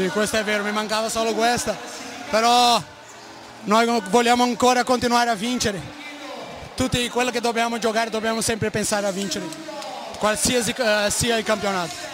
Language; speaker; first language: Italian; non-native, fluent; Portuguese